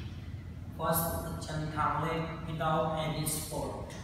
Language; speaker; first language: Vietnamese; non-native, learner; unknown